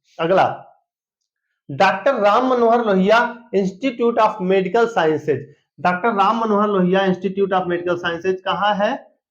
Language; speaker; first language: Hindi; native; Hindi